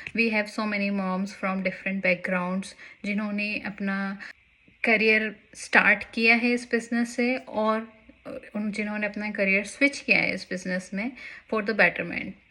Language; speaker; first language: Hindi; native; Hindi